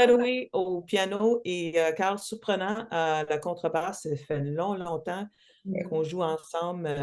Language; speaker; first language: French; non-native, local second language; English